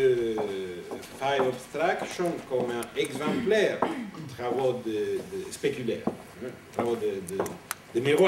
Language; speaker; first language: French; non-native, fluent; Italian